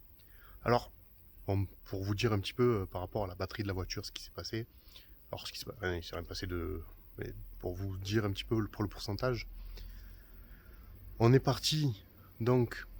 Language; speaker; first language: French; native; French